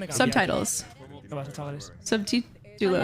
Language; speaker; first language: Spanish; non-native, learner; English